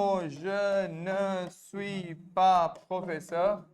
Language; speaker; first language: French; non-native, fluent; Hindi